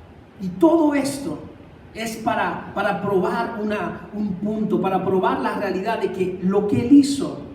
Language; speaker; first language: Spanish; native; Spanish